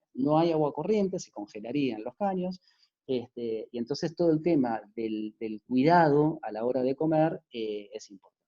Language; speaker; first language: Spanish; native; Spanish